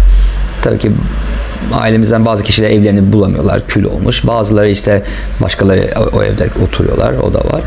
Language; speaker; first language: Turkish; non-native, local second language; English